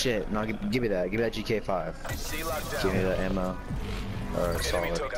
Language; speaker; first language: English; native; English